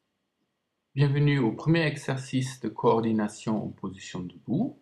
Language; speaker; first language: French; non-native, fluent; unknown